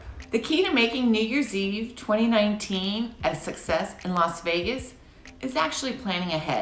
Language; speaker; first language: English; native; English